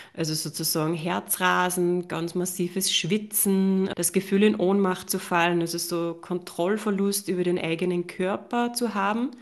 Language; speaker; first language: German; native; German